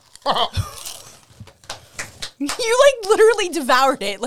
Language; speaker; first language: English; native; English